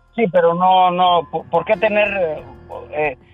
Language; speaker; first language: Spanish; native; Spanish